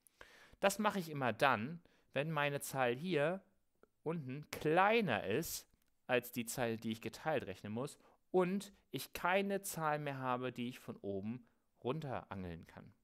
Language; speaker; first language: German; native; German